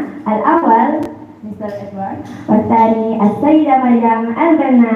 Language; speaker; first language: Arabic; non-native, learner; Indonesian